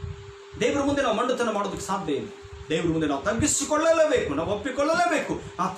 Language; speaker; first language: Kannada; native; Kannada